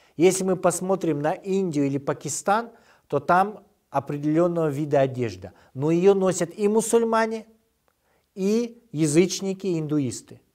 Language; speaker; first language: Russian; non-native, local second language; Kyrgyz